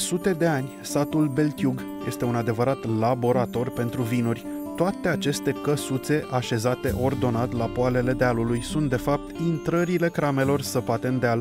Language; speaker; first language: Romanian; native; Romanian